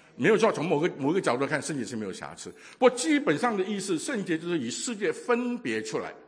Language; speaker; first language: Chinese; non-native, local second language; Cantonese